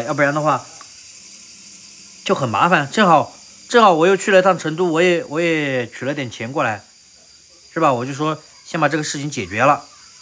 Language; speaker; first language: Chinese; native; Chinese